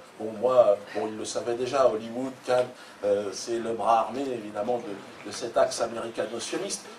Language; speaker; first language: French; native; French